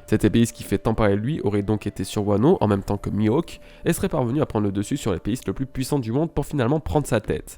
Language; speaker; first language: French; native; French